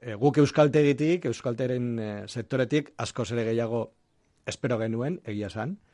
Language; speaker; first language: Basque; non-native, local second language; Spanish